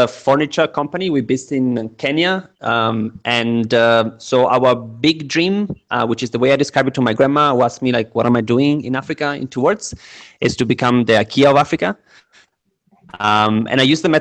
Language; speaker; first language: English; non-native, fluent; Italian